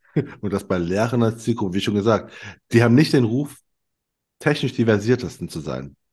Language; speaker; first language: German; native; German